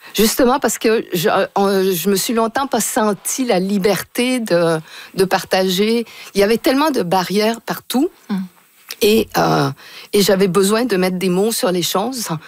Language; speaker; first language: French; native; French